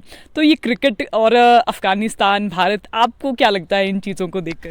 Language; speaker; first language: Hindi; native; Hindi